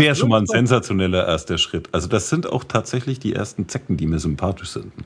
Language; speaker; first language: German; native; German